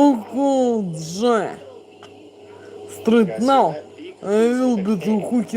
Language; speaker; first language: English; non-native, learner; Russian